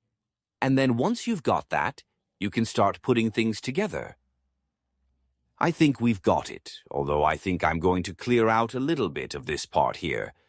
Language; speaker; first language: English; native; English